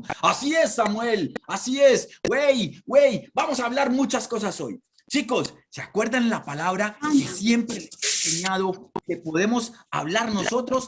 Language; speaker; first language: Spanish; native; Spanish